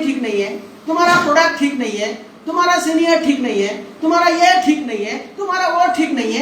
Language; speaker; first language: Hindi; non-native, local second language; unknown